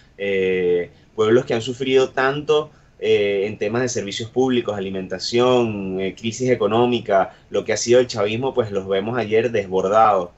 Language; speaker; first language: Spanish; native; Spanish